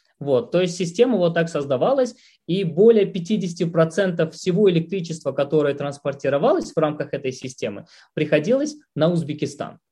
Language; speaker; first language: Russian; non-native, local second language; Tajik